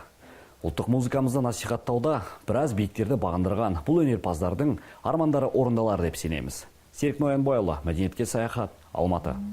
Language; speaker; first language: Kazakh; native; Kazakh